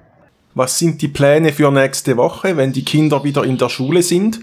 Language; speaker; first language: German; native; German